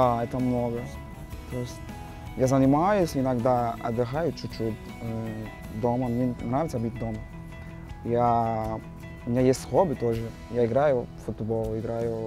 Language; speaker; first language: Russian; non-native, learner; Portuguese